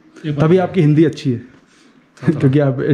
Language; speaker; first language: Hindi; native; Hindi